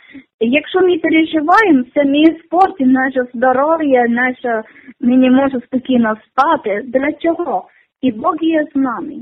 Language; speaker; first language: Ukrainian; non-native, learner; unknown